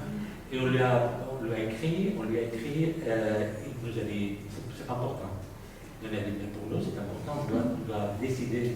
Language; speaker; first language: French; non-native, fluent; Spanish